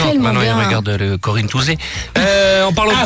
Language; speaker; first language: French; native; French